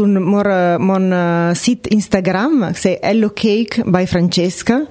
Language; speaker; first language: French; non-native, fluent; Italian